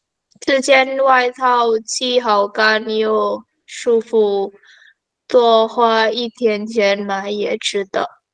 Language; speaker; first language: Chinese; non-native, learner; Indonesian